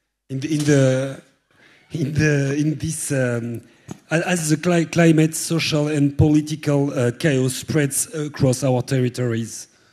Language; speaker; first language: English; non-native, fluent; French